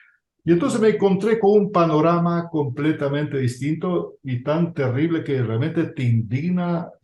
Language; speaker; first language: Spanish; native; Spanish